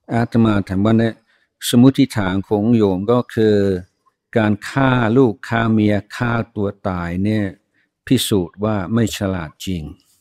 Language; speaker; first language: Thai; non-native, fluent; English